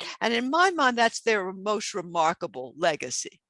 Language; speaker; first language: English; native; English